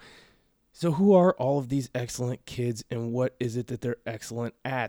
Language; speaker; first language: English; native; English